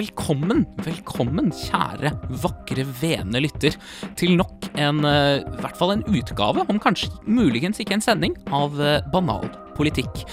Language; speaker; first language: Norwegian; native; Norwegian